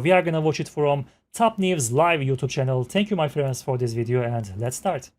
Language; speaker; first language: English; non-native, fluent; Turkish